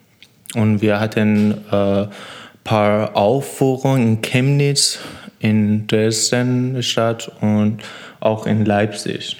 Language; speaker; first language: German; non-native, learner; Persian